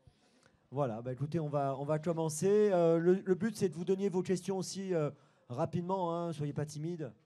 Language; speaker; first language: French; native; French